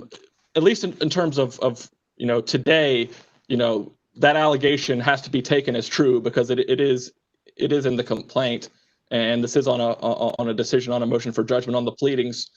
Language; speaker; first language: English; native; English